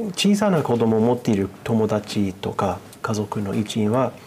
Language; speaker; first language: Japanese; non-native, fluent; English